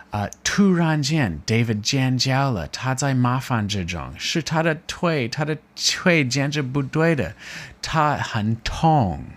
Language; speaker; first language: Chinese; non-native, learner; English